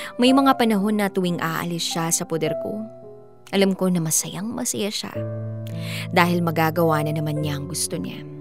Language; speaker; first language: Filipino; native; Filipino